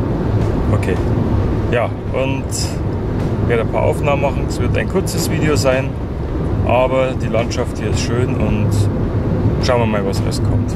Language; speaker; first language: German; native; German